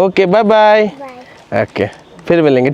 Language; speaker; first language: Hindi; non-native, learner; Bangla